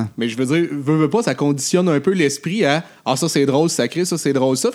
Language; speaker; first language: French; native; French